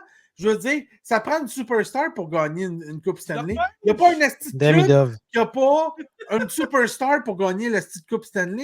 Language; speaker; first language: French; native; French